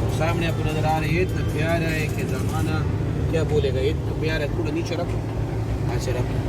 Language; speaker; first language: Urdu; non-native, local second language; Pashto